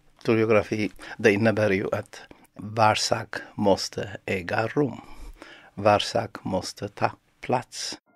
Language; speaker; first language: Swedish; non-native, fluent; Amharic